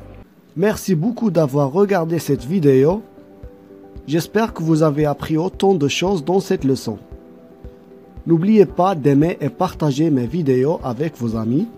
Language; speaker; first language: French; non-native, local second language; Arabic